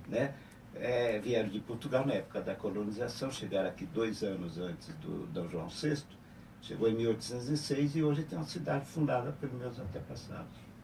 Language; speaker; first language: Portuguese; native; Portuguese